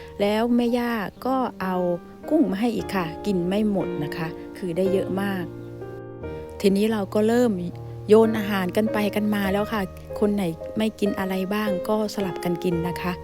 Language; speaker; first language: Thai; native; Thai